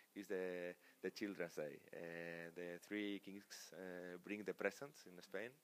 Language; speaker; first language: English; non-native, fluent; Spanish